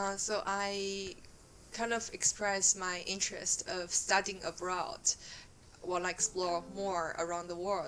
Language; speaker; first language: English; non-native, fluent; Chinese